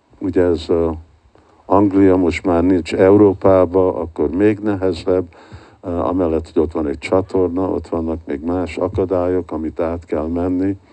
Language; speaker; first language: Hungarian; early bilingual, heritage; Hungarian